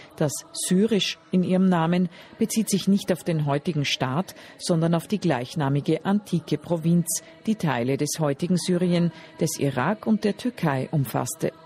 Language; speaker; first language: German; native; German